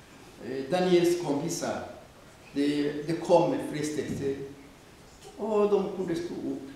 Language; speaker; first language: Swedish; non-native, fluent; Rundi